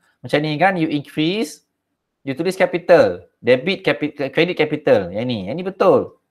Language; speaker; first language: Malay; native; Malay